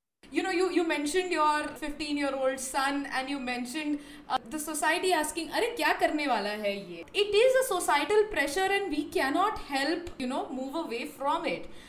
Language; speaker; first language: English; non-native, local second language; Hindi